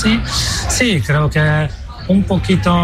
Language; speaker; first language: Spanish; non-native, fluent; Polish